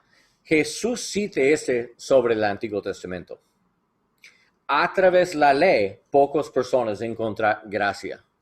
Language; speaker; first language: Spanish; non-native, learner; English